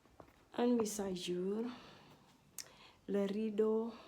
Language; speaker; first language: French; non-native, learner; Dutch